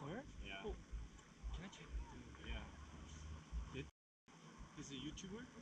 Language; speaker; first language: English; non-native, fluent; Slovenian